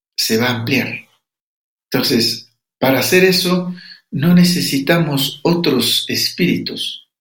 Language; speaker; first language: Spanish; non-native, local second language; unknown